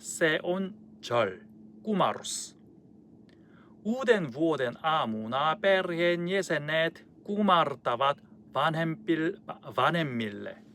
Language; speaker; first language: Finnish; non-native, learner; Korean